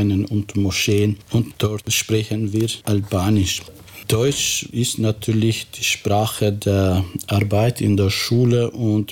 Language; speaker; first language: German; non-native, fluent; Albanian